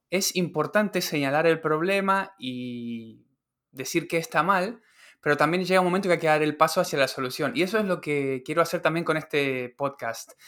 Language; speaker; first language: Spanish; native; Spanish